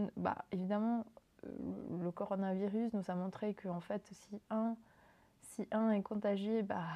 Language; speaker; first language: French; non-native, fluent; Spanish